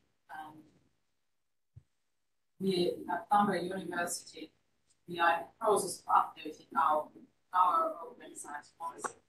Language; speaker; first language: English; non-native, fluent; Finnish